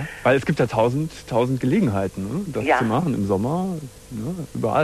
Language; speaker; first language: German; native; German